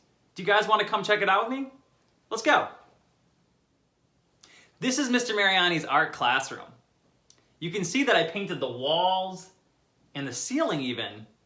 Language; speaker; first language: English; native; English